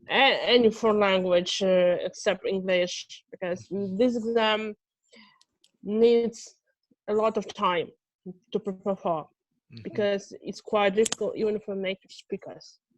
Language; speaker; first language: English; non-native, fluent; Russian